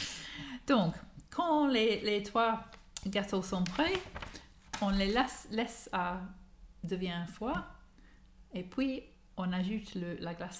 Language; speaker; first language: French; non-native, learner; English